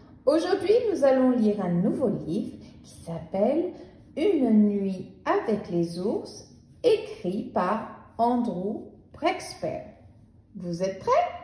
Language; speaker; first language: French; native; French